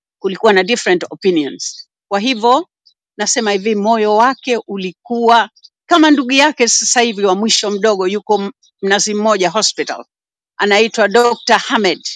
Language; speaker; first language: Swahili; native; Swahili